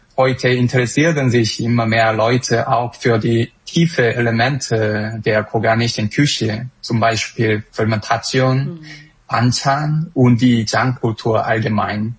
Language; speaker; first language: German; non-native, fluent; Korean